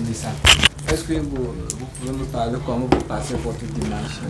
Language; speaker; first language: French; non-native, learner; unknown